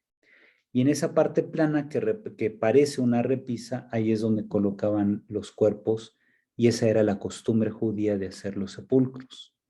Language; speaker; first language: Spanish; native; Spanish